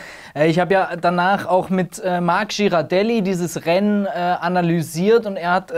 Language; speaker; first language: German; native; German